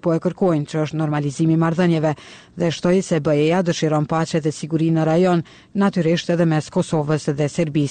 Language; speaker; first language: Albanian; native; Albanian